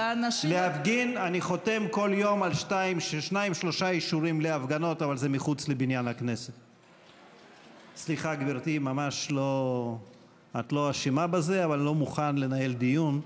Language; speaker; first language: Hebrew; native; Hebrew